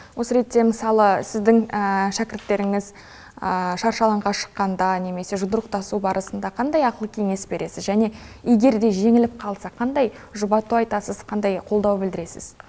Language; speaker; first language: Kazakh; native; Kazakh